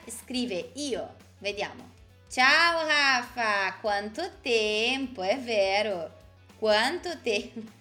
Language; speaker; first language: Italian; non-native, fluent; Portuguese